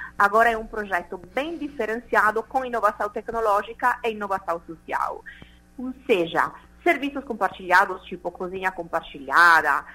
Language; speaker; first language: Portuguese; non-native, fluent; Italian